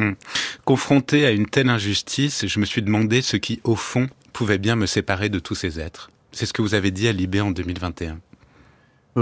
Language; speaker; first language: French; native; French